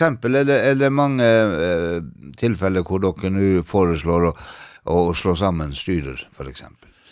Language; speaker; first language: Swedish; non-native, learner; Norwegian